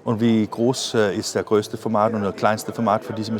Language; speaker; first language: German; non-native, fluent; Danish